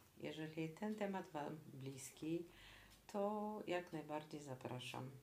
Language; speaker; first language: Polish; non-native, fluent; Russian